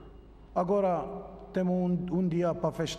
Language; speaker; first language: Portuguese; non-native, fluent; Romanian